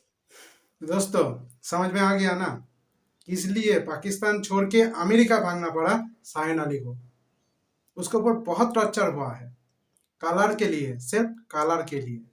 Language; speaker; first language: Hindi; non-native, local second language; Bangla